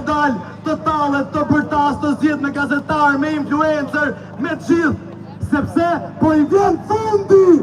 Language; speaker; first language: Albanian; native; Albanian